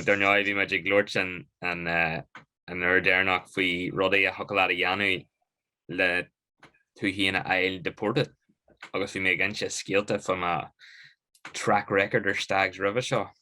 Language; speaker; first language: Irish; native; Irish